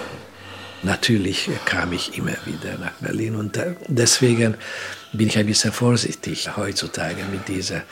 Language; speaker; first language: German; non-native, fluent; Hungarian